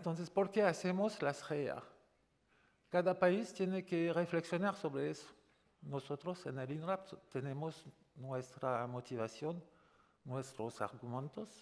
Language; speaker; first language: Spanish; non-native, fluent; French